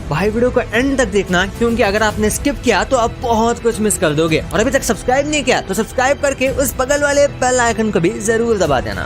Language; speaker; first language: Hindi; native; Hindi